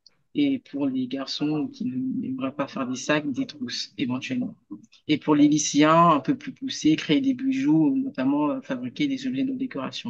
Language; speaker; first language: French; native; French